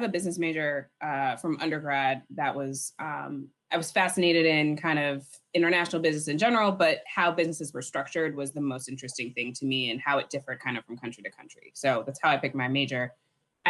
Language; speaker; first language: English; native; English